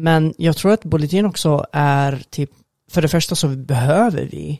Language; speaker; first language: Swedish; non-native, fluent; Arabic